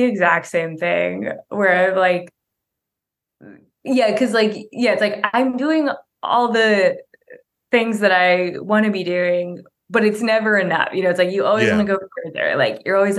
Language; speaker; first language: English; native; English